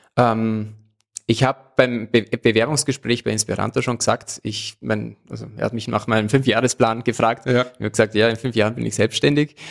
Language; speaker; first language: German; native; German